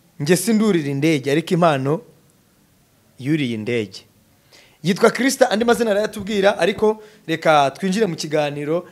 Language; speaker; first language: Kinyarwanda; native; Kinyarwanda